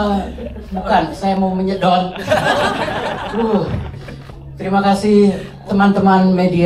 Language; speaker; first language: Indonesian; non-native, local second language; Sundanese